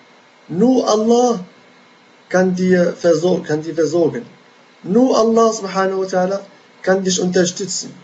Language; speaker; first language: German; non-native, fluent; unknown